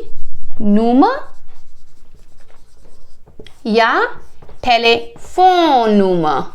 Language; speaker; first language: German; non-native, fluent; Hindi